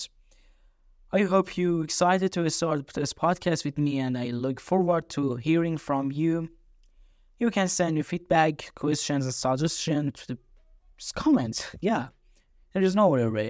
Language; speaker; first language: English; non-native, fluent; Persian